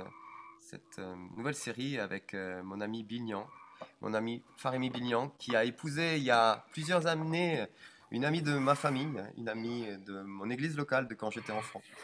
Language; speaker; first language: French; native; French